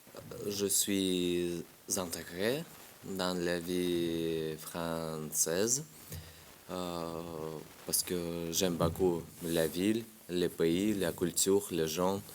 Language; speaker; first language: French; non-native, learner; Russian